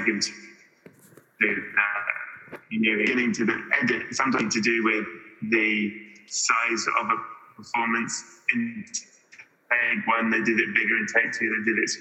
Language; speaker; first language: English; native; English